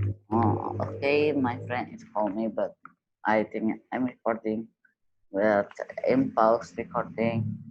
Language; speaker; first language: English; non-native, learner; Indonesian